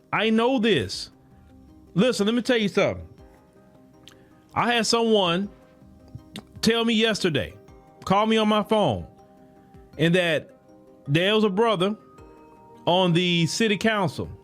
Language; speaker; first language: English; native; English